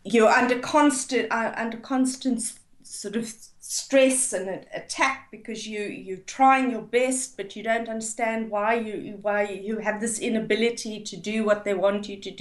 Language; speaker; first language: English; native; English